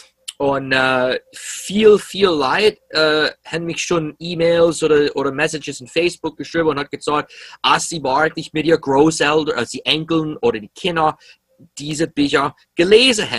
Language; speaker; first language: German; early bilingual, heritage; English